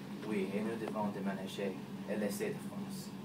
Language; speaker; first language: French; non-native, learner; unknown